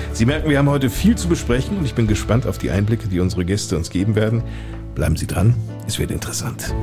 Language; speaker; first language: German; native; German